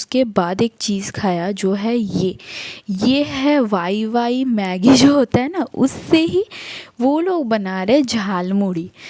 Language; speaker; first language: Hindi; non-native, local second language; Bangla